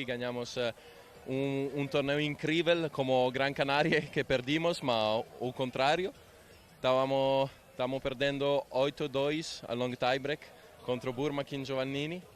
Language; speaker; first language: Portuguese; non-native, learner; Spanish